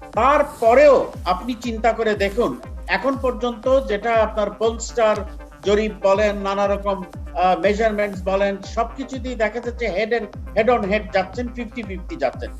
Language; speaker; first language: Bangla; native; Bangla